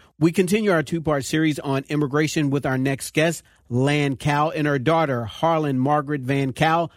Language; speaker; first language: English; native; English